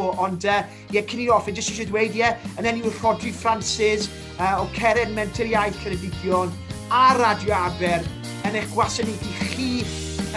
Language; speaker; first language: Welsh; native; Welsh